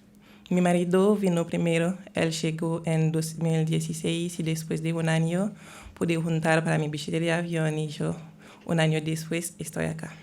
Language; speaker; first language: Spanish; non-native, fluent; Haitian Creole